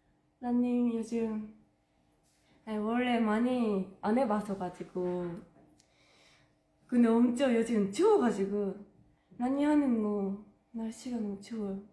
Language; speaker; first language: Korean; non-native, fluent; Japanese